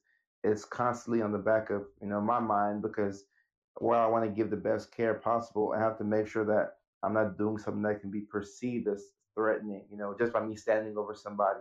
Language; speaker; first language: English; native; English